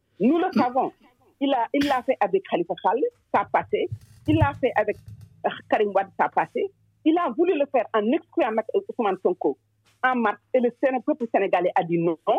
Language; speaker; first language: French; non-native, local second language; Wolof